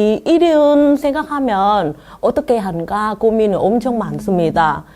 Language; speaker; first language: Korean; non-native, learner; Vietnamese